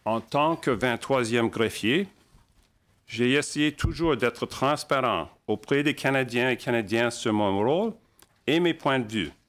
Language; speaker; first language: French; non-native, local second language; English